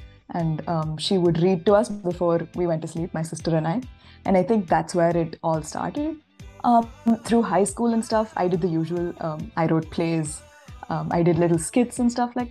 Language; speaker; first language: English; non-native, local second language; Tamil